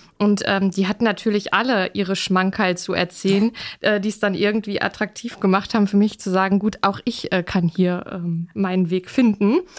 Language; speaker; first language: German; native; German